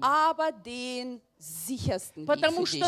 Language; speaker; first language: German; non-native, learner; Russian